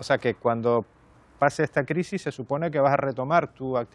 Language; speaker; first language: Spanish; native; Spanish